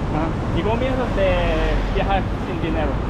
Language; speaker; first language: Spanish; non-native, learner; Korean